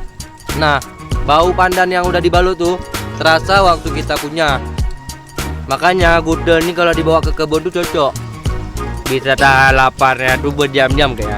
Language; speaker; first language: Indonesian; native; Indonesian